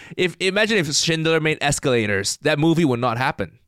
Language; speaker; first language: English; non-native, local second language; Cantonese